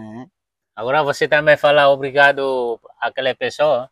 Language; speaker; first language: Portuguese; non-native, learner; Vietnamese